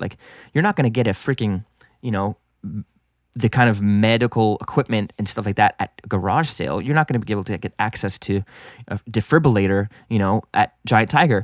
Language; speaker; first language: English; non-native, local second language; French